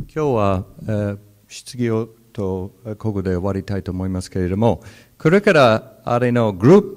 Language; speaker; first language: Japanese; non-native, fluent; English